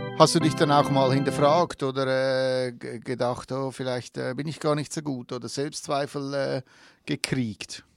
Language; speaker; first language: German; native; German